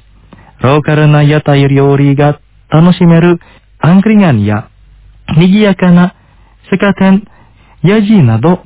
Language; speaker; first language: Japanese; non-native, fluent; Indonesian